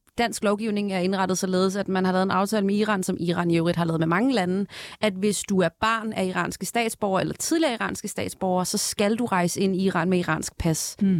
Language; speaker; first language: Danish; early bilingual, other home language; Persian